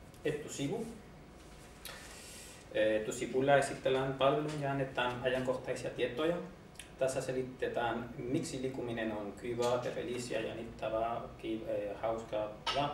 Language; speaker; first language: Finnish; non-native, learner; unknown